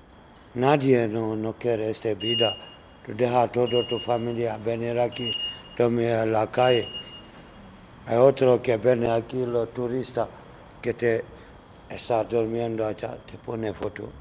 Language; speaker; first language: Spanish; non-native, learner; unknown